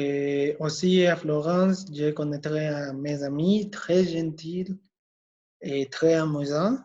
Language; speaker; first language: French; non-native, learner; Spanish